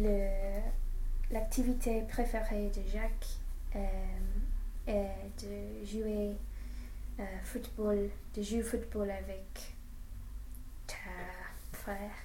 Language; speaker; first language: French; non-native, learner; English